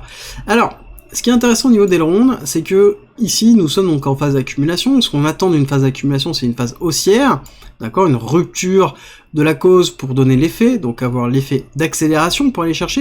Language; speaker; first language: French; native; French